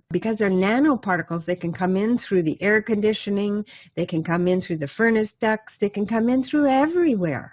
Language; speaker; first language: English; native; English